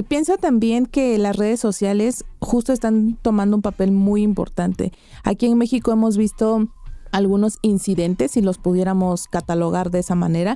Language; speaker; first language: Spanish; native; Spanish